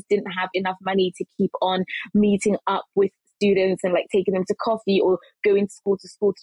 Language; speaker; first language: English; early bilingual, other home language; Shona